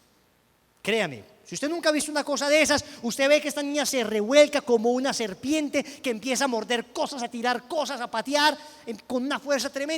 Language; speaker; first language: Spanish; native; Spanish